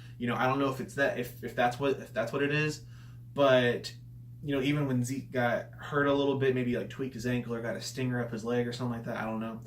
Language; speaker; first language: English; native; English